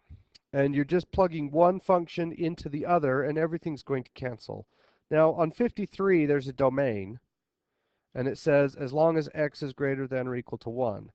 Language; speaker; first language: English; native; English